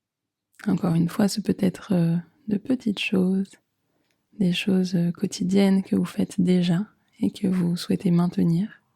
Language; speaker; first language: French; native; French